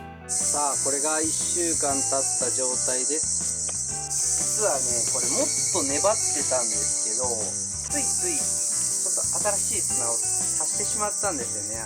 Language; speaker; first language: Japanese; native; Japanese